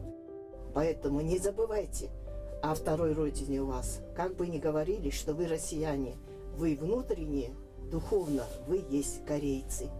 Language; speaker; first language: Russian; non-native, local second language; Korean